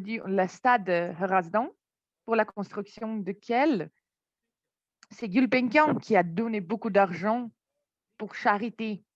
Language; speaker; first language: French; non-native, fluent; Armenian